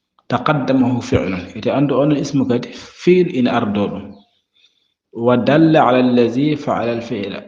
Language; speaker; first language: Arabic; non-native, fluent; Fula